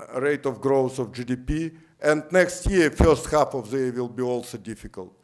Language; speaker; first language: English; non-native, fluent; Russian